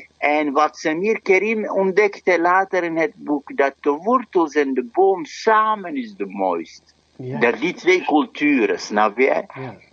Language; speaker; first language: Dutch; non-native, fluent; Arabic